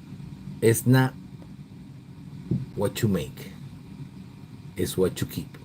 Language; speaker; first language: English; native; English